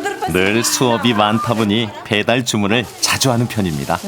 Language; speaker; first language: Korean; native; Korean